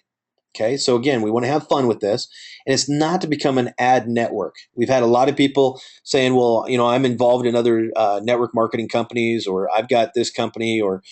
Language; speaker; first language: English; native; English